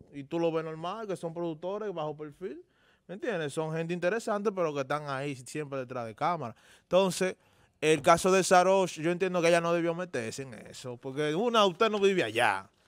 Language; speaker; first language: Spanish; native; Spanish